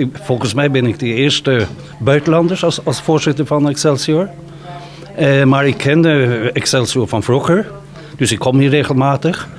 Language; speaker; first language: Dutch; non-native, fluent; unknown